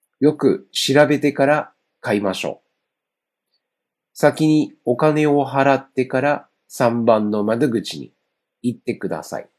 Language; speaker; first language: Japanese; non-native, fluent; Chinese